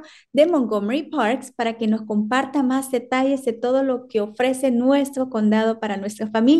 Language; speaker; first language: Spanish; native; Spanish